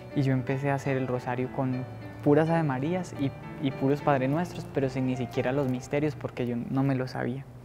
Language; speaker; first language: Spanish; native; Spanish